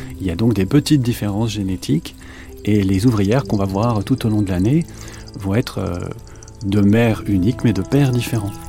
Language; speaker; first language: French; native; French